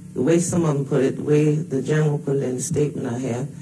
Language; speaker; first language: English; native; English